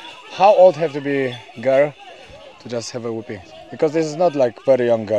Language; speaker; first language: English; non-native, learner; Polish